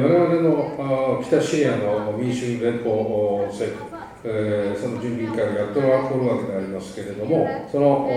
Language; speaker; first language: Japanese; native; Japanese